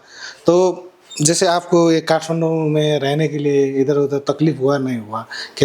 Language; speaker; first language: Hindi; non-native, learner; Nepali